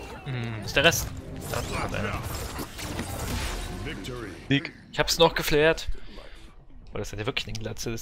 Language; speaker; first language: German; native; German